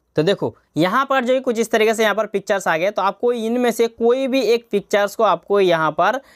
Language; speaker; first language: Hindi; non-native, local second language; Bangla